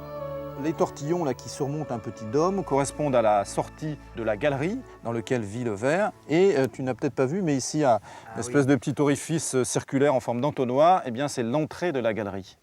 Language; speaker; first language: French; native; French